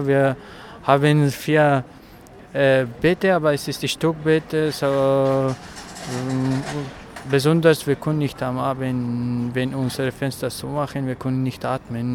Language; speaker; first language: German; non-native, learner; Persian